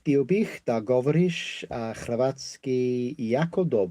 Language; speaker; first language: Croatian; non-native, learner; English